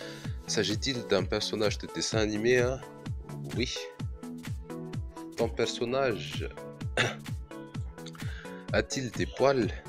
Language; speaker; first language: French; non-native, local second language; Malagasy